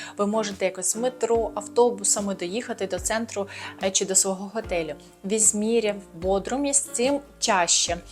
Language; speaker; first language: Ukrainian; non-native, local second language; Russian